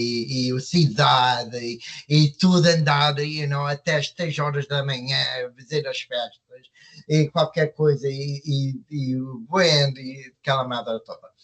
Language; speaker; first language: Portuguese; early bilingual, heritage; Portuguese